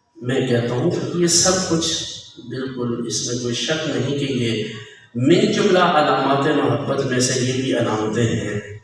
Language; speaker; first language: Urdu; non-native, local second language; Punjabi